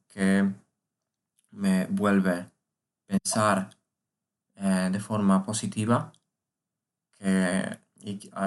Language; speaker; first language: Spanish; non-native, learner; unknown